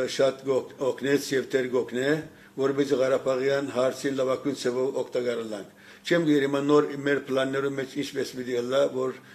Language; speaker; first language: Armenian; early bilingual, heritage; Armenian